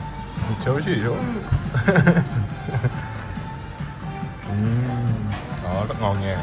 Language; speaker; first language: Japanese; non-native, learner; Vietnamese